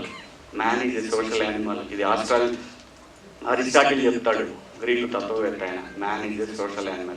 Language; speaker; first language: Telugu; native; Telugu